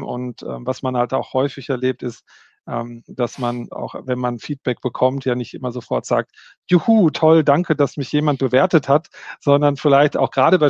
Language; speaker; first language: German; native; German